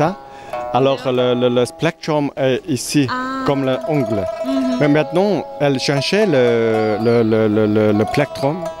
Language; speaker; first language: French; non-native, learner; Chinese